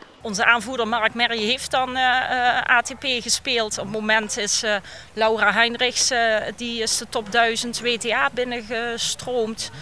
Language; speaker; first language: Dutch; native; Dutch